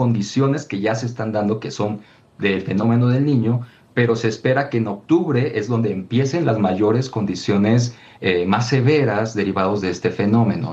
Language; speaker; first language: Spanish; native; Spanish